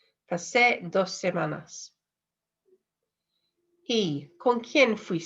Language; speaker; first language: Spanish; non-native, fluent; English